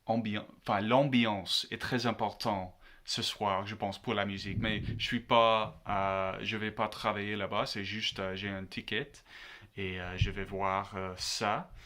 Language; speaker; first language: French; non-native, learner; English